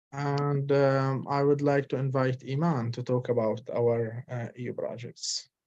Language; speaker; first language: English; non-native, fluent; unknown